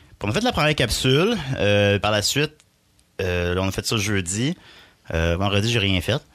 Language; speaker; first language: French; native; French